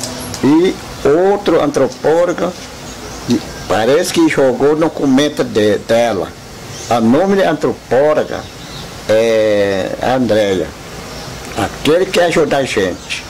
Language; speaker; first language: Portuguese; non-native, local second language; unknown